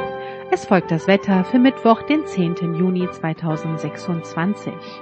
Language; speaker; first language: German; native; German